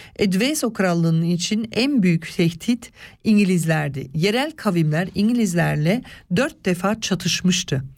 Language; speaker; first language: Turkish; early bilingual, other home language; Swiss German